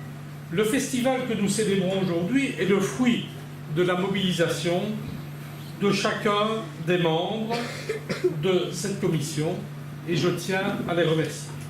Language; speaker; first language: French; native; French